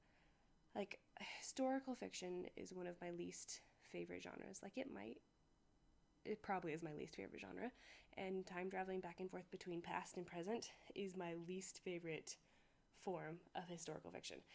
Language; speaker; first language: English; native; English